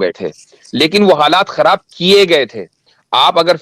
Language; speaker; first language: Hindi; native; Hindi